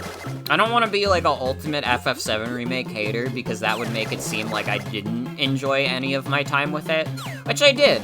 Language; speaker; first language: English; native; English